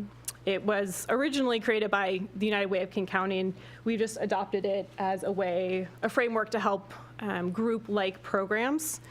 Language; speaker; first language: English; native; English